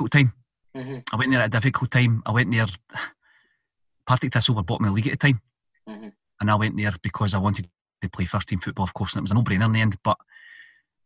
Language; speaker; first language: English; native; English